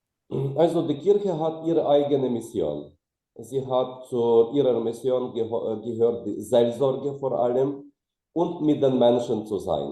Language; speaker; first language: German; non-native, fluent; Ukrainian